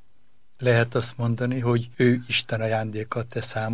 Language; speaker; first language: Hungarian; native; Hungarian